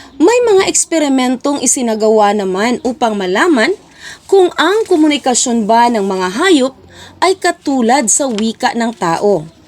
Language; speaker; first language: Filipino; non-native, local second language; Cebuano